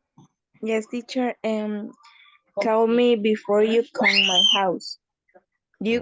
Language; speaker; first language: English; non-native, learner; Spanish